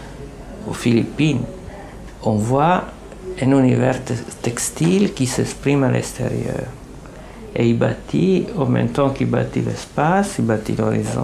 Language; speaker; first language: French; non-native, fluent; Italian